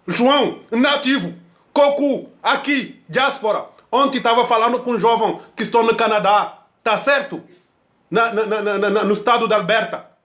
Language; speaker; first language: Portuguese; non-native, fluent; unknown